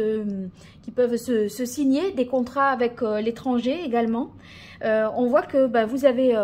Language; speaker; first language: French; native; French